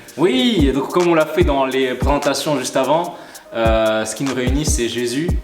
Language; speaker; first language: French; early bilingual, other home language; Malagasy